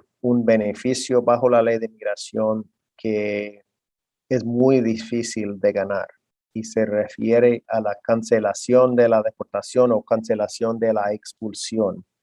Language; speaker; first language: Spanish; non-native, fluent; English